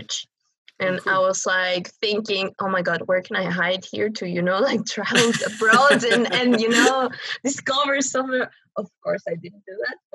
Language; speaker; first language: English; non-native, fluent; Spanish